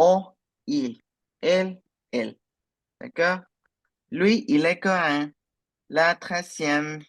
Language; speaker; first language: French; non-native, fluent; Spanish